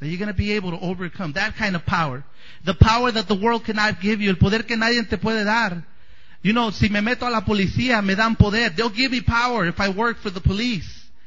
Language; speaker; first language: English; non-native, fluent; Spanish